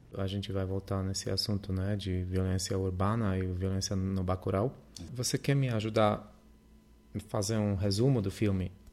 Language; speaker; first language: Portuguese; non-native, fluent; Polish